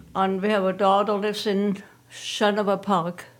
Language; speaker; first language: English; non-native, fluent; German